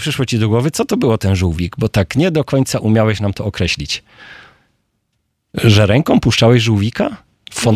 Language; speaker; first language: Polish; native; Polish